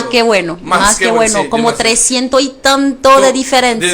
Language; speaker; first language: Spanish; non-native, fluent; Haitian Creole